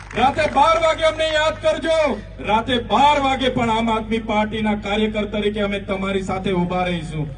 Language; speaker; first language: Gujarati; non-native, local second language; Vasavi